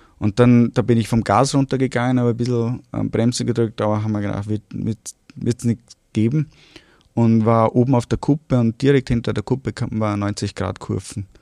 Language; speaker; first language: German; early bilingual, other home language; Romanian